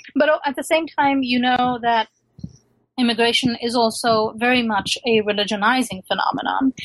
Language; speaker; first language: English; non-native, local second language; Urdu